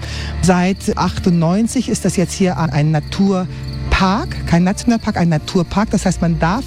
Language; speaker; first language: German; native; German